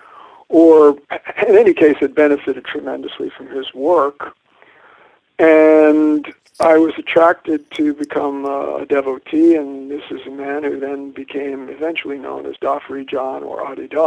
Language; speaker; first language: English; native; English